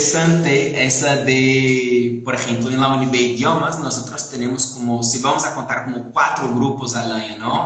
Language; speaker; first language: Spanish; non-native, fluent; Portuguese